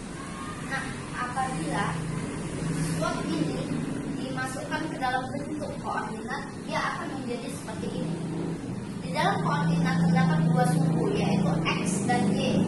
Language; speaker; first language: Indonesian; native; Indonesian